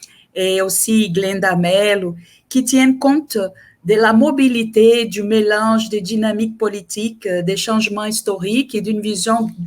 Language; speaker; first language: French; non-native, fluent; Portuguese